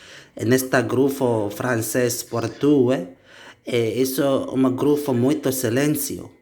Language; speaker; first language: Portuguese; non-native, learner; Indonesian